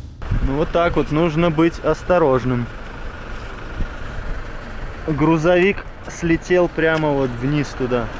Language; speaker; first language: Russian; native; Russian